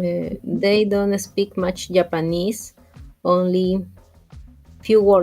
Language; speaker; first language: English; non-native, learner; Spanish